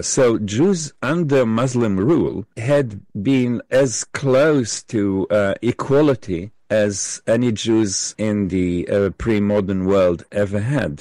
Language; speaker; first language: English; non-native, fluent; Hebrew